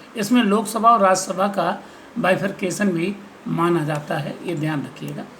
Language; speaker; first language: Hindi; native; Hindi